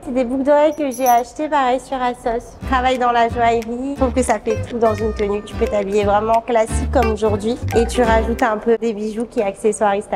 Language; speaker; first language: French; native; French